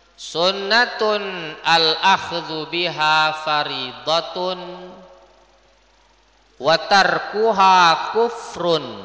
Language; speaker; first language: Arabic; non-native, fluent; Indonesian